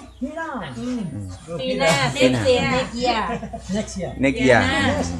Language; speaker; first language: English; non-native, learner; Thai